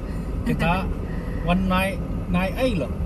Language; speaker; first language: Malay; non-native, learner; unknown